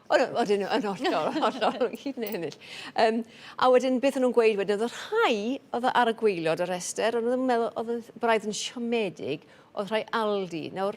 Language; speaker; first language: Welsh; native; Welsh